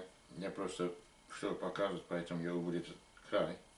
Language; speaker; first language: Russian; non-native, learner; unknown